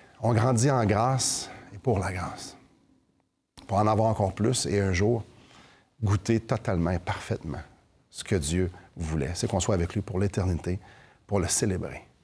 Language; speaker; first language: French; native; French